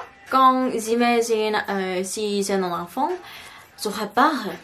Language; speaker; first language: French; non-native, learner; Korean